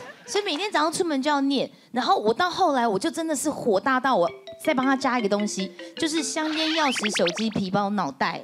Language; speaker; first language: Chinese; native; Chinese